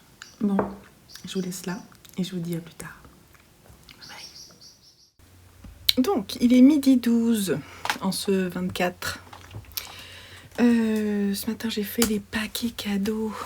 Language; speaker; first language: French; native; French